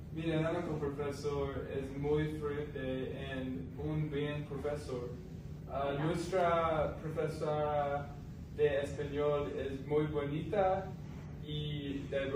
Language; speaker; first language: Spanish; non-native, learner; English